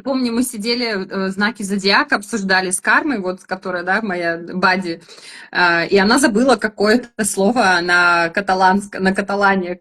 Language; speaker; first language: Russian; native; Russian